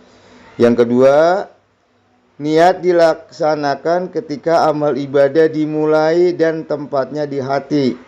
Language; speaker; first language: Indonesian; native; Indonesian